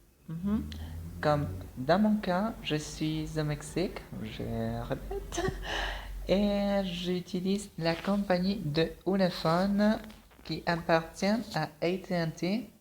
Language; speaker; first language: French; non-native, fluent; Spanish